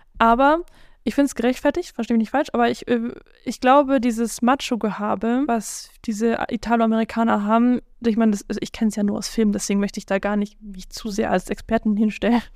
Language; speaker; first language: German; non-native, fluent; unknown